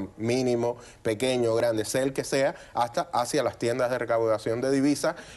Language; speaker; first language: Spanish; native; Spanish